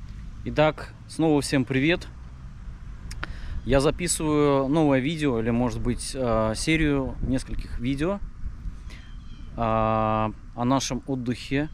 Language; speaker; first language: Russian; native; Russian